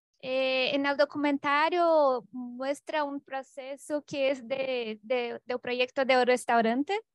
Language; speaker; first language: Spanish; non-native, learner; Portuguese